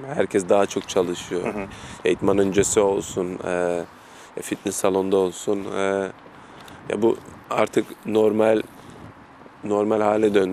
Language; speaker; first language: Turkish; early bilingual, heritage; German